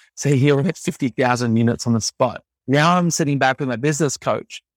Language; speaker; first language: English; native; English